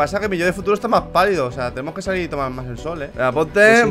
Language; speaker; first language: Spanish; native; Spanish